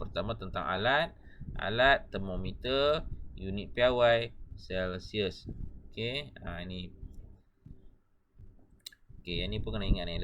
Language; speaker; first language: Malay; native; Malay